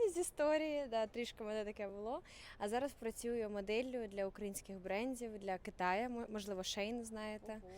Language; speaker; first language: Ukrainian; non-native, local second language; Russian